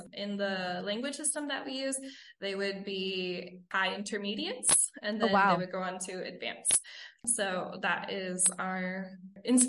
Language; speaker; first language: English; native; English